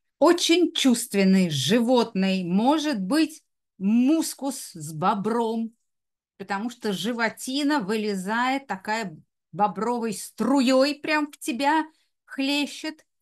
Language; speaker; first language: Russian; native; Russian